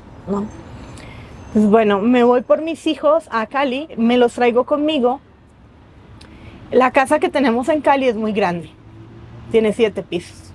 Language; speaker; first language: Spanish; native; Spanish